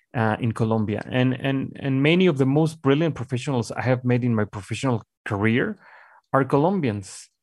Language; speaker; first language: English; non-native, fluent; Spanish